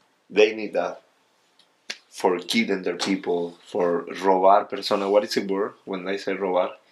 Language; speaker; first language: English; non-native, learner; Spanish